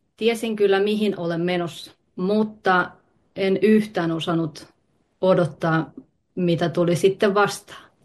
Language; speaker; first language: Finnish; early bilingual, other home language; Russian